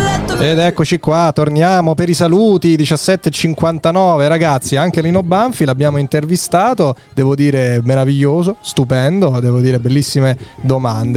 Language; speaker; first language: Italian; native; Italian